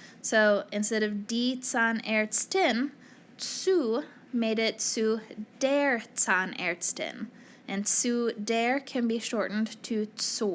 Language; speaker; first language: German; non-native, fluent; English